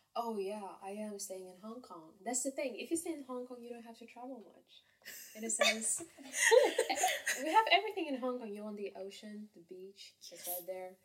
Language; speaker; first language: English; non-native, fluent; Kazakh